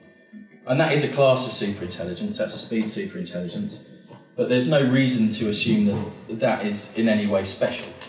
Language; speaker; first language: English; native; English